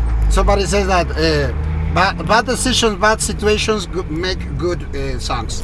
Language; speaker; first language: English; non-native, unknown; Spanish